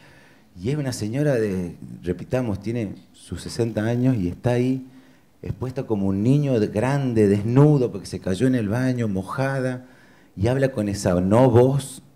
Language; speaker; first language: Spanish; native; Spanish